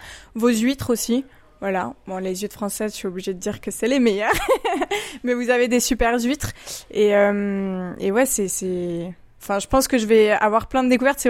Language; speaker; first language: French; native; French